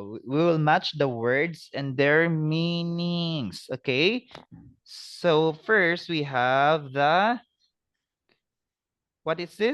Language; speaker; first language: English; non-native, fluent; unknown